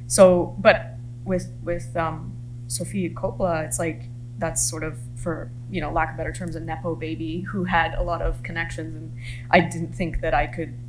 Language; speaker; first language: English; native; English